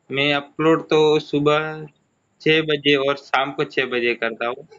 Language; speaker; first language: Hindi; non-native, local second language; Gujarati